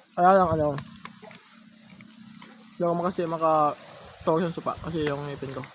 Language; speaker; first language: Filipino; non-native, local second language; Masbatenyo